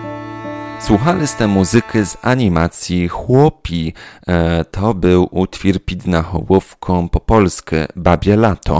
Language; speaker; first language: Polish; non-native, local second language; Rusyn